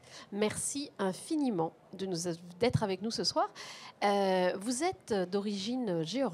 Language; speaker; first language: French; native; French